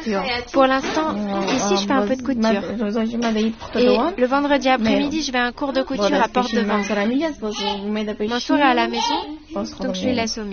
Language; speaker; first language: French; non-native, fluent; Persian